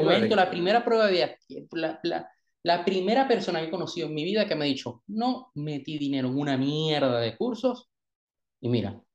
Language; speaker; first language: Spanish; native; Spanish